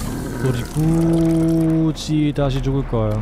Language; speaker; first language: Korean; non-native, learner; German